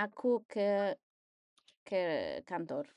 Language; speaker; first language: Indonesian; non-native, learner; English